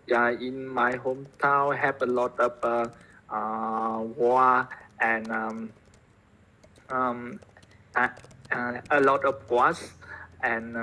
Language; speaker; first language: English; non-native, learner; Vietnamese